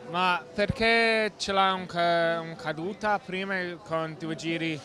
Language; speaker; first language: Italian; non-native, learner; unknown